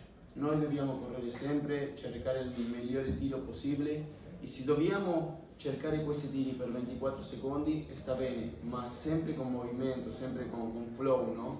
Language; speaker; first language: Italian; non-native, fluent; Spanish